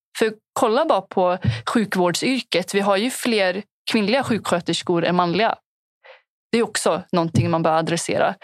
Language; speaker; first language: Swedish; early bilingual, other home language; Punjabi